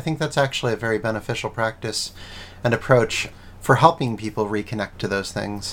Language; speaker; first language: English; native; English